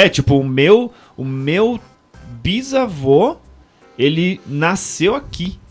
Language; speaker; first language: Portuguese; native; Portuguese